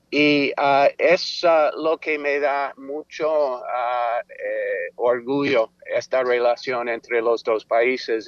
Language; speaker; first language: Spanish; non-native, fluent; English